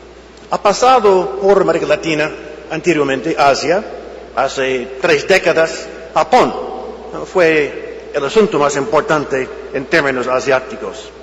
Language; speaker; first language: Spanish; non-native, fluent; English